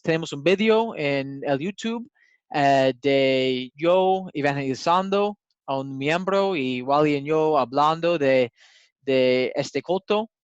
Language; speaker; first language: Spanish; non-native, learner; English